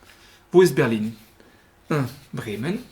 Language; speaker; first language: German; non-native, fluent; French